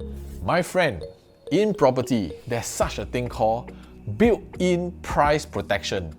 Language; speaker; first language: English; native; English